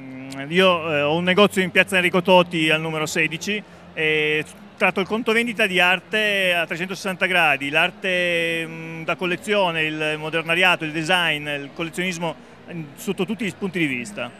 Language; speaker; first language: Italian; native; Italian